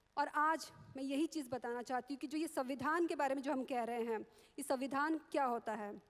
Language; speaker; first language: Hindi; non-native, local second language; Marathi